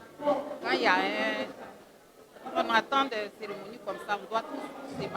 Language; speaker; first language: French; non-native, local second language; Dyula